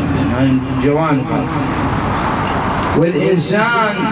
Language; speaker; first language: Arabic; native; Arabic